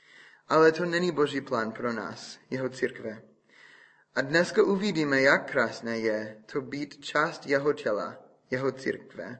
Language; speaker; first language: Czech; non-native, fluent; English